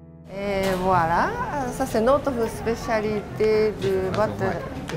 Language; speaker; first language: French; non-native, learner; Japanese